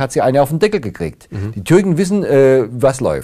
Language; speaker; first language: German; native; German